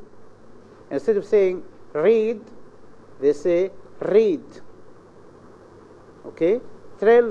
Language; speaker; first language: English; non-native, fluent; Arabic